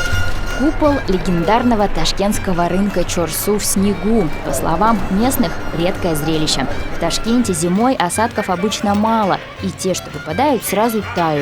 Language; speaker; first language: Russian; native; Russian